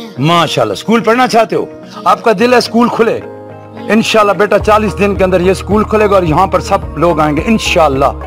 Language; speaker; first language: Urdu; non-native, local second language; Saraiki